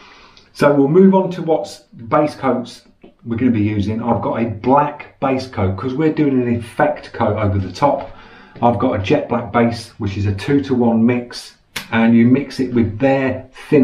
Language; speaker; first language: English; native; English